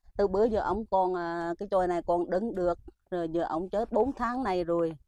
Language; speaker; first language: Vietnamese; non-native, local second language; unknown